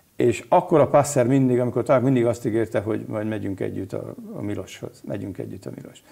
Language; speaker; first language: Hungarian; native; Hungarian